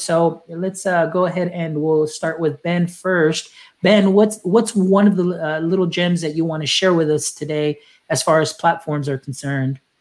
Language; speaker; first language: English; early bilingual, other home language; Spanish